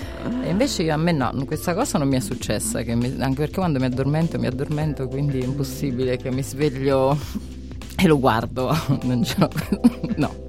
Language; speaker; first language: Italian; native; Italian